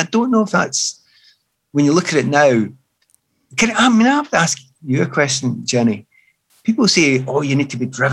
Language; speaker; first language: English; native; English